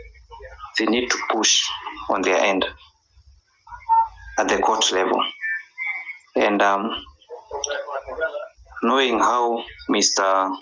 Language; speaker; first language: English; non-native, local second language; Swahili